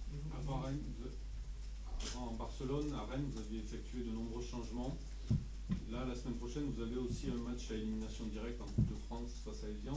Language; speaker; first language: French; native; French